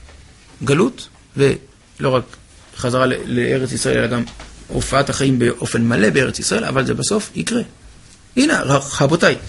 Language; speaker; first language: Hebrew; native; Hebrew